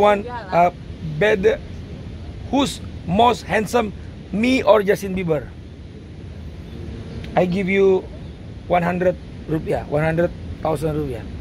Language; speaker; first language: English; non-native, learner; Indonesian